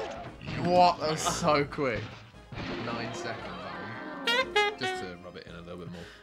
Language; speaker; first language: English; native; English